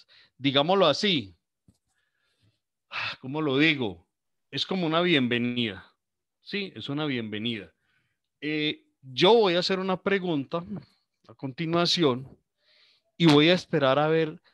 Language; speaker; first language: Spanish; native; Spanish